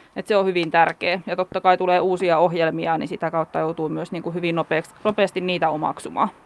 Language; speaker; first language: Finnish; native; Finnish